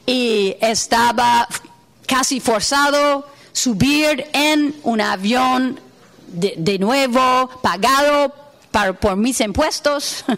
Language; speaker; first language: Spanish; non-native, fluent; English